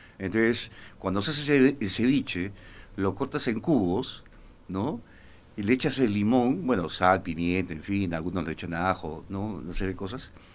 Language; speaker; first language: Spanish; native; Spanish